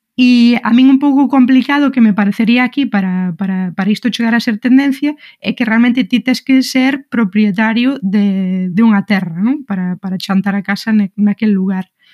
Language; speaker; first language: Galician; non-native, local second language; Spanish